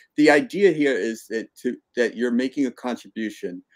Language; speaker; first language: English; native; English